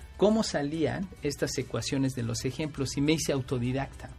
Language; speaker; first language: Spanish; native; Spanish